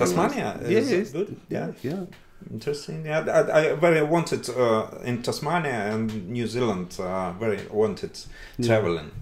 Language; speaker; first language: English; non-native, learner; Russian